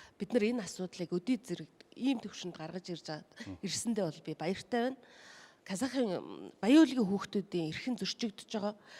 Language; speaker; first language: Mongolian; non-native, local second language; Kazakh